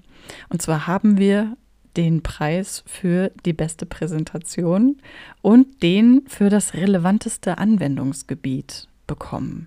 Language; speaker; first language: German; native; German